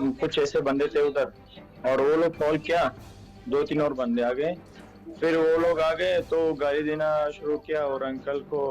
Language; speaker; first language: Hindi; non-native, fluent; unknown